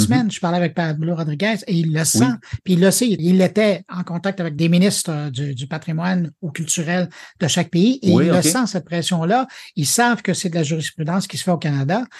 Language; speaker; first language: French; native; French